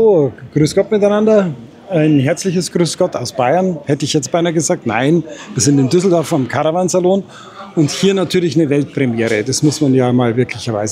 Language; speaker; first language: German; native; German